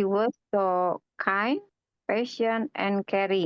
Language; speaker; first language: English; non-native, learner; Indonesian